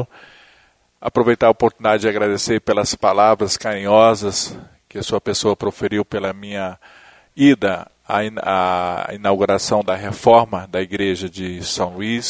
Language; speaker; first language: Portuguese; native; Portuguese